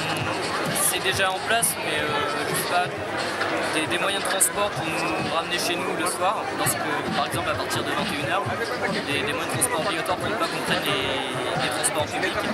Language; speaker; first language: French; native; French